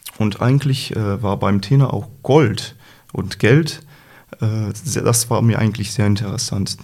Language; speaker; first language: German; non-native, fluent; Slovenian